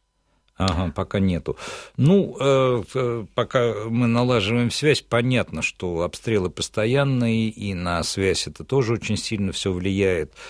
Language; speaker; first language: Russian; native; Russian